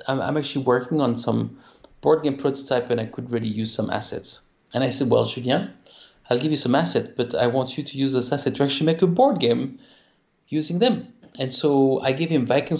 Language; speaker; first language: English; non-native, fluent; French